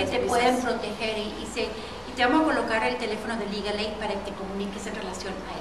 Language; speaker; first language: Spanish; native; Spanish